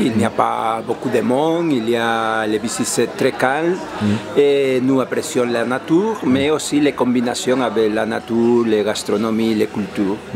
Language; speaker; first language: French; non-native, fluent; Spanish